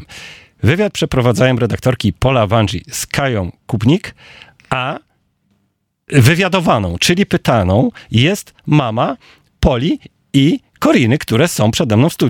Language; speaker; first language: Polish; native; Polish